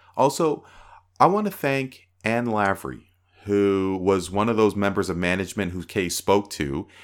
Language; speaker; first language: English; native; English